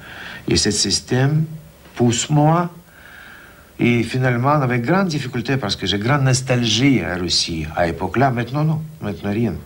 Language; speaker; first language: French; non-native, learner; Russian